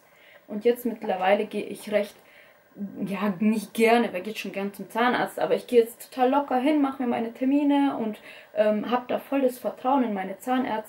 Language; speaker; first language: German; early bilingual, other home language; Russian